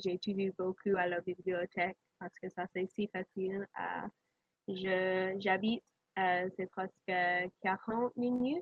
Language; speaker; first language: French; non-native, learner; English